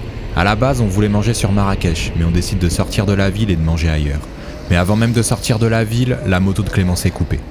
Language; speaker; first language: French; native; French